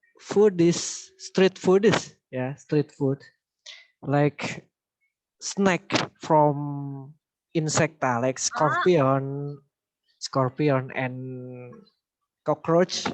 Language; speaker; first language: English; non-native, learner; Indonesian